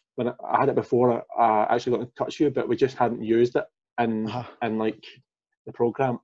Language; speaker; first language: English; native; English